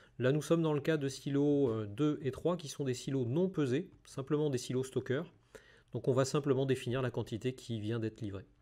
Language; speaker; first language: French; native; French